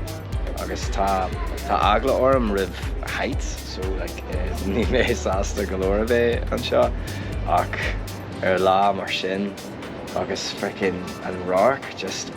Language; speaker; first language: Irish; non-native, local second language; English